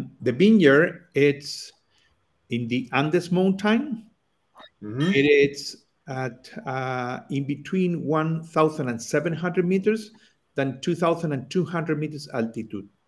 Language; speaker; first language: English; non-native, learner; Spanish